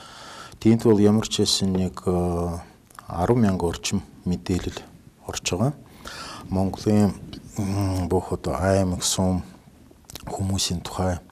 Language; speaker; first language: Mongolian; non-native, fluent; Russian